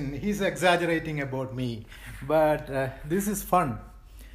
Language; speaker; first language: English; non-native, local second language; Malayalam